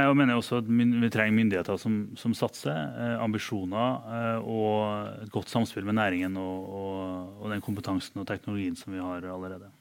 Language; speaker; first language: Norwegian; native; Norwegian